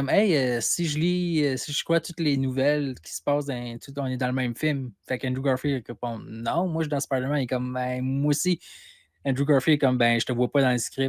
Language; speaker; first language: French; native; French